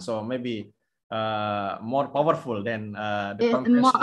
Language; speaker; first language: English; non-native, fluent; Indonesian